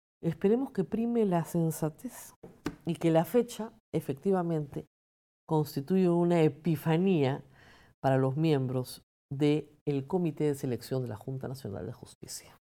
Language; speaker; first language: Spanish; native; Spanish